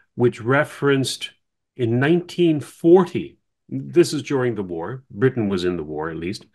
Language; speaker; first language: English; native; English